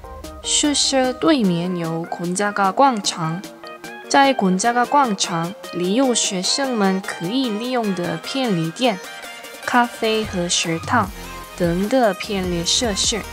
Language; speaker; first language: Chinese; non-native, learner; Korean